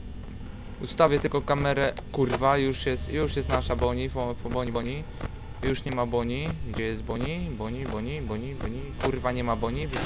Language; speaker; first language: Polish; native; Polish